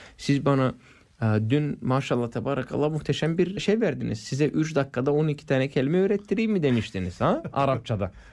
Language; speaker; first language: Turkish; non-native, fluent; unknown